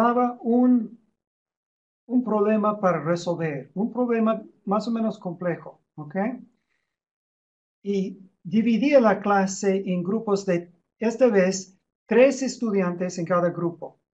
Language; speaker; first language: Spanish; non-native, fluent; English